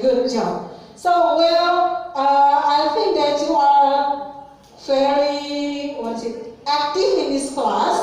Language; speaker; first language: English; non-native, fluent; Indonesian